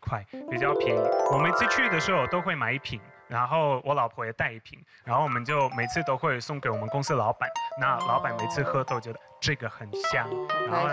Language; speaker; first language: Chinese; non-native, fluent; Polish